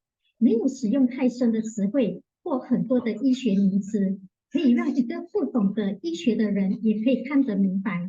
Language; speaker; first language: Chinese; native; Chinese